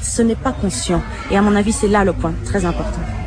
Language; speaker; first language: French; native; French